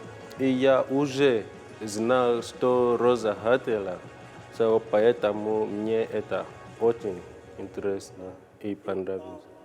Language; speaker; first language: Russian; non-native, learner; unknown